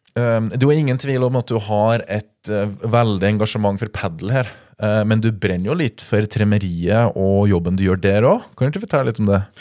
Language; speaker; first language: Norwegian; native; Norwegian